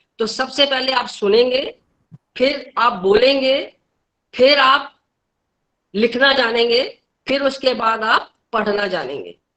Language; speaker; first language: Hindi; native; Hindi